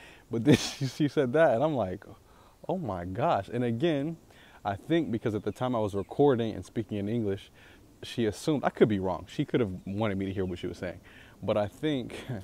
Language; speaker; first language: English; native; English